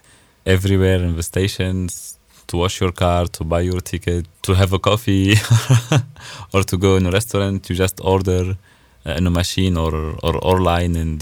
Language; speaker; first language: English; non-native, fluent; Arabic